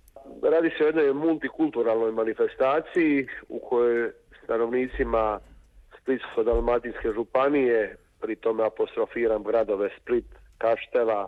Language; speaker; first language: Serbian; native; Serbian